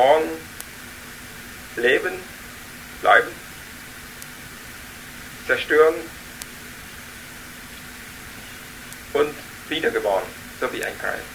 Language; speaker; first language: German; non-native, learner; Vietnamese